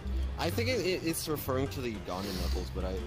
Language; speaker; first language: English; native; English